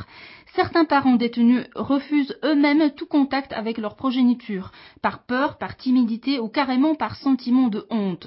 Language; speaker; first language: French; native; French